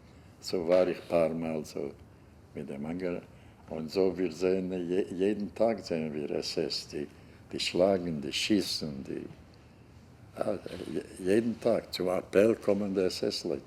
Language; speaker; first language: German; non-native, learner; Hungarian